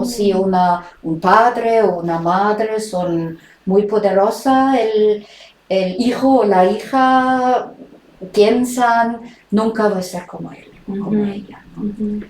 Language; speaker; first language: Spanish; non-native, fluent; German